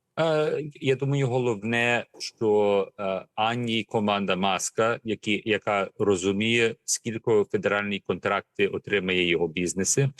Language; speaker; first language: Ukrainian; early bilingual, heritage; Ukrainian